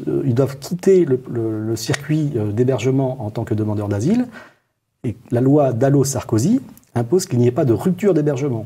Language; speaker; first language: French; native; French